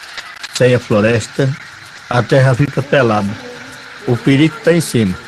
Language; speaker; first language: Portuguese; non-native, local second language; Yanomámi